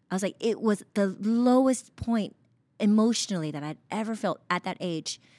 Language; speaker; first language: English; early bilingual, other home language; Chinese